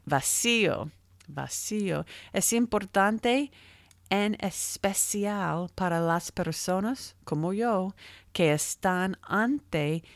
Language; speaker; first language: Spanish; non-native, learner; English